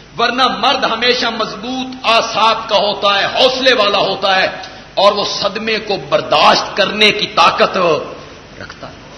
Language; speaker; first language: Urdu; non-native, local second language; Punjabi